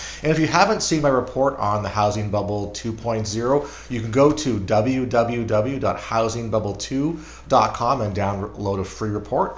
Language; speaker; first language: English; native; English